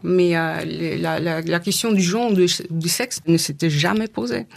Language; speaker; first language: French; non-native, fluent; Polish